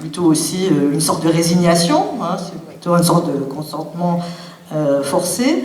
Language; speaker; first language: French; native; French